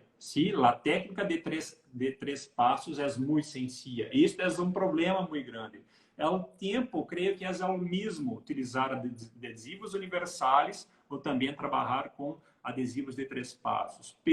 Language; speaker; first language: Portuguese; non-native, learner; Spanish